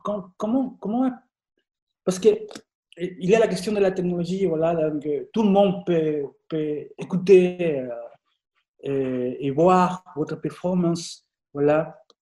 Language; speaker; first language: French; non-native, fluent; Spanish